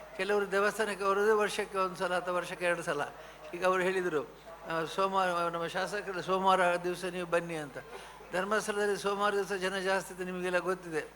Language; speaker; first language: Kannada; non-native, local second language; Tulu